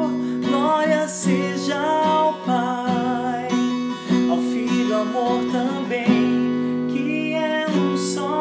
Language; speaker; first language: Portuguese; native; Portuguese